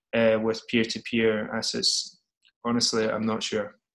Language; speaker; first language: English; native; English